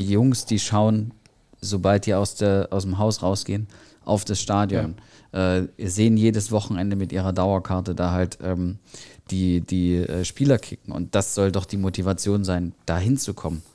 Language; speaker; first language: German; native; German